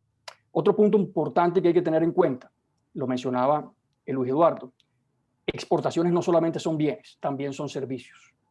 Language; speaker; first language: Spanish; native; Spanish